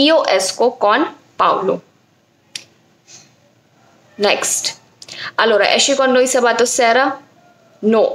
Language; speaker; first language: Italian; non-native, fluent; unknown